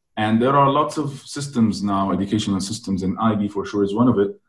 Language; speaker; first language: English; non-native, fluent; Arabic